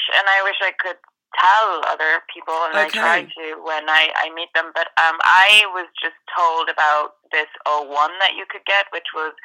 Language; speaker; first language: English; native; English